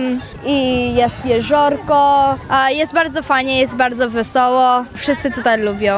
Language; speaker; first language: Polish; early bilingual, other home language; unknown